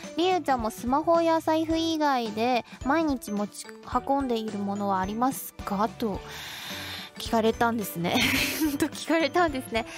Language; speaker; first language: Japanese; non-native, fluent; Chinese